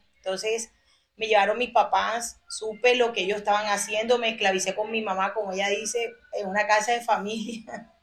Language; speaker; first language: Spanish; native; Spanish